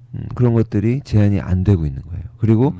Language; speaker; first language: Korean; native; Korean